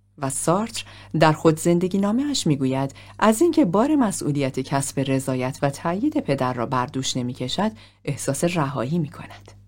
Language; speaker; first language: Persian; native; Persian